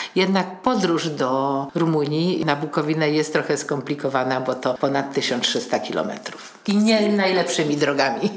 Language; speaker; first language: Polish; native; Polish